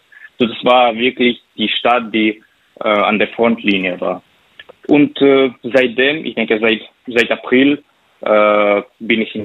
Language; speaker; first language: German; non-native, fluent; Ukrainian